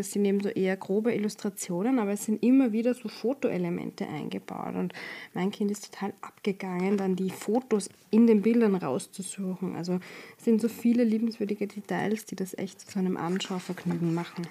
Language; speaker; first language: German; native; German